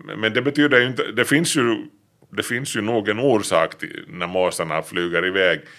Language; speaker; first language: Swedish; native; Swedish